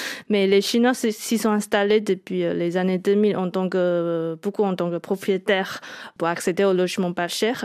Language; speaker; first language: French; non-native, fluent; Chinese